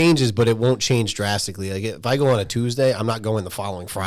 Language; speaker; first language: English; native; English